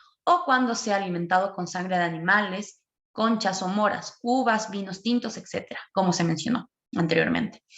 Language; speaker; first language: Spanish; native; Spanish